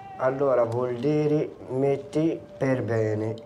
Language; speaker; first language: Italian; non-native, learner; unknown